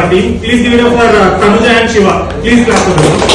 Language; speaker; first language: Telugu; native; Telugu